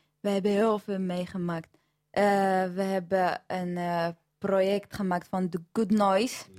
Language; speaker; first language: Dutch; non-native, fluent; Arabic